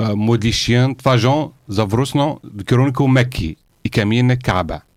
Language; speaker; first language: Polish; non-native, learner; Arabic